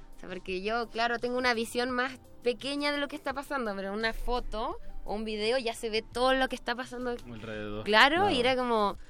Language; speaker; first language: Spanish; native; Spanish